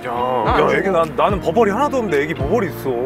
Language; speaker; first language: Korean; native; Korean